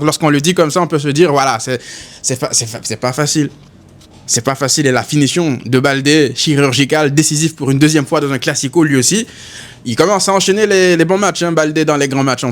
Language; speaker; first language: French; native; French